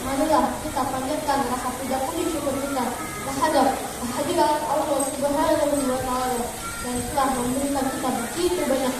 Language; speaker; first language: Indonesian; native; Indonesian